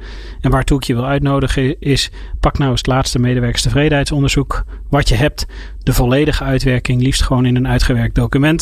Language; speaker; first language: Dutch; native; Dutch